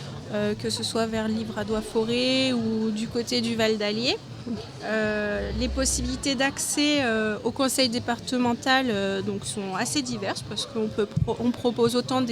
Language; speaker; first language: French; native; French